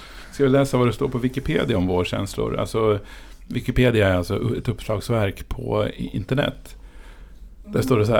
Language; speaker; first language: Swedish; native; Swedish